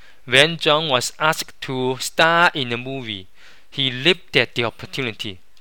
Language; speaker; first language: English; non-native, fluent; Chinese